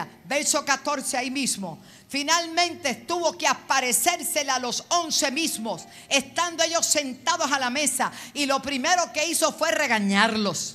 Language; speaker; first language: Spanish; native; Spanish